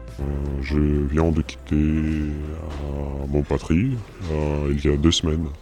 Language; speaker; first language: French; non-native, fluent; Russian